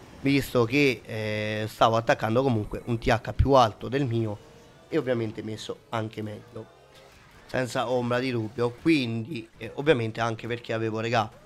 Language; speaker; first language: Italian; native; Italian